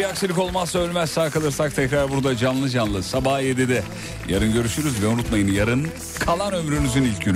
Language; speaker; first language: Turkish; native; Turkish